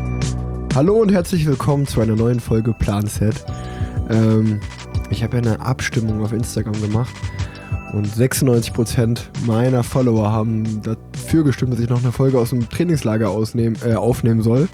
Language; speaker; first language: German; native; German